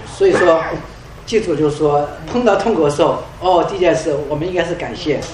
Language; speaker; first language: Chinese; native; Chinese